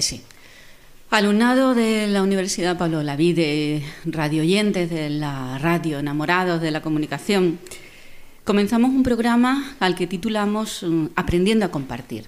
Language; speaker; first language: Spanish; native; Spanish